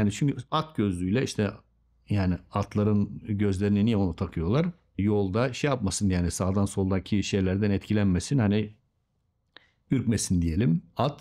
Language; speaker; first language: Turkish; native; Turkish